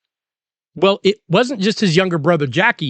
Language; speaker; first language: English; native; English